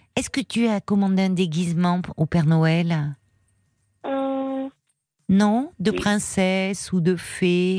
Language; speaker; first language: French; native; French